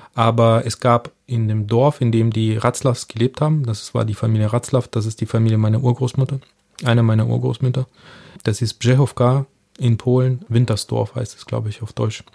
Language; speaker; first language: German; early bilingual, other home language; Russian